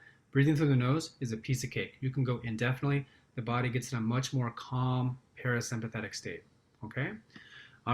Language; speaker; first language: English; native; English